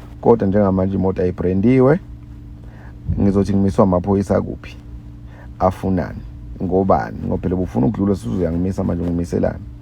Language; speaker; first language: Zulu; native; Zulu